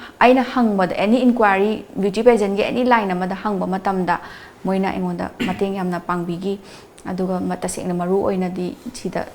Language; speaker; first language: Manipuri; native; Manipuri